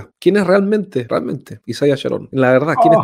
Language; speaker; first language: Spanish; native; Spanish